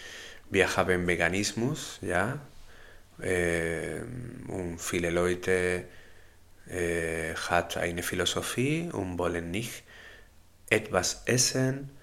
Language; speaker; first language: German; non-native, learner; Spanish